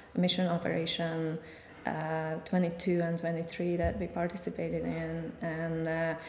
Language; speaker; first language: English; non-native, fluent; Hungarian